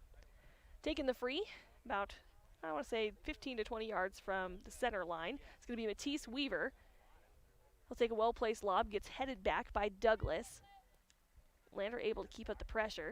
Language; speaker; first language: English; native; English